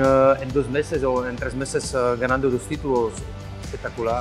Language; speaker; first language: Spanish; non-native, fluent; Czech